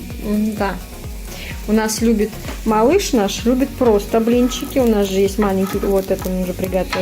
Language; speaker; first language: Russian; native; Russian